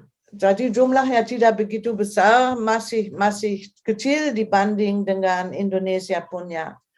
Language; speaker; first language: Indonesian; non-native, fluent; German